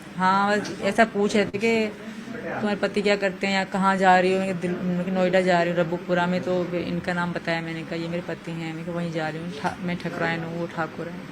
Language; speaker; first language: Urdu; non-native, local second language; Sindhi